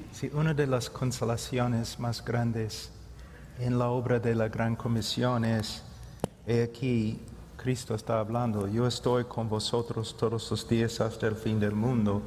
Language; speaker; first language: Spanish; non-native, fluent; English